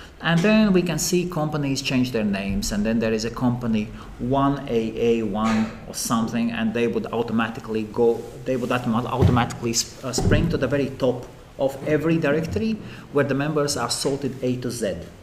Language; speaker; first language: English; non-native, fluent; Latvian